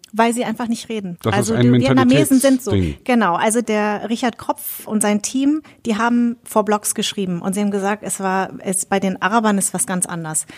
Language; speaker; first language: German; early bilingual, other home language; Vietnamese